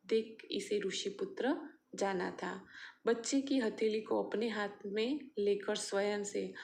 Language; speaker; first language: Hindi; non-native, local second language; Gujarati